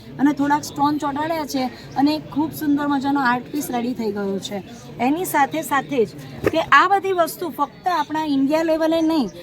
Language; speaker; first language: Gujarati; native; Gujarati